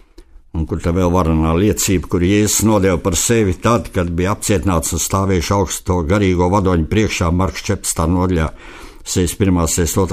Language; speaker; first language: Latvian; native; Latvian